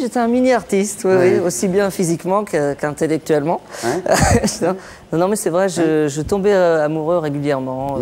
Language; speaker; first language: French; native; French